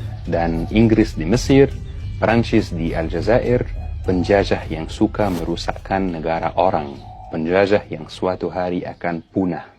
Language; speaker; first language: Indonesian; non-native, fluent; Arabic